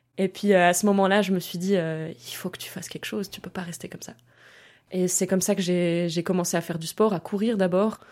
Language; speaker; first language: French; early bilingual, other home language; German